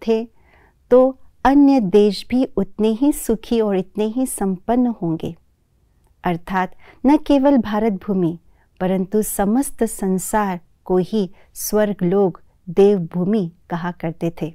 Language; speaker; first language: Hindi; native; Hindi